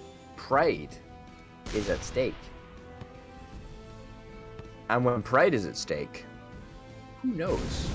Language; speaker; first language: English; native; English